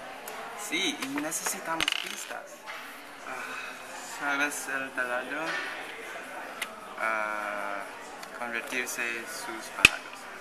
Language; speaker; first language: Spanish; non-native, learner; English